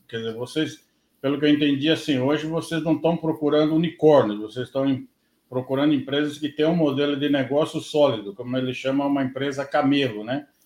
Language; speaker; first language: Portuguese; native; Portuguese